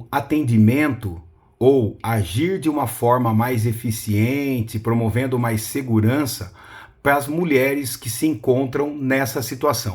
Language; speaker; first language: Portuguese; native; Portuguese